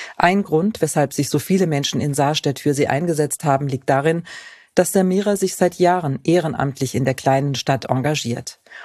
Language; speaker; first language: German; native; German